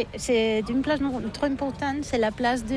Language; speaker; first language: French; non-native, learner; Catalan